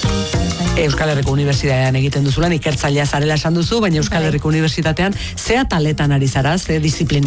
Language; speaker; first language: Basque; native; Basque